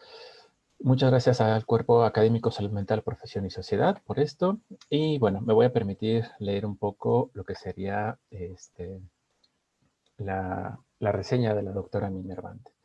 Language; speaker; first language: Spanish; native; Spanish